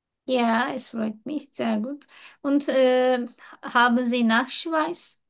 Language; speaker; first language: German; non-native, learner; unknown